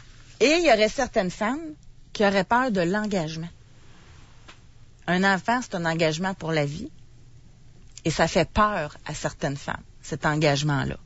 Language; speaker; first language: French; native; French